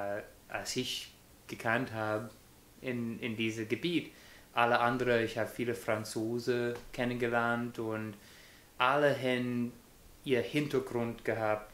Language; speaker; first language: German; non-native, fluent; English